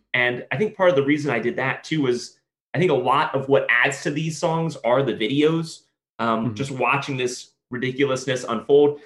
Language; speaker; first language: English; native; English